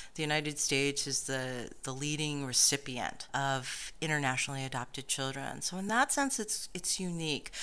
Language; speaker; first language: English; native; English